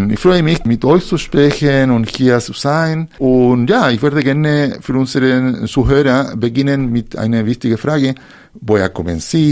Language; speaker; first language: German; non-native, fluent; Spanish